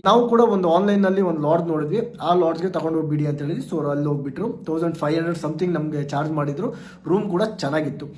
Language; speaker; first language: Kannada; native; Kannada